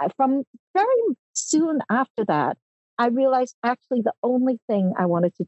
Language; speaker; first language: English; early bilingual, other home language; Cantonese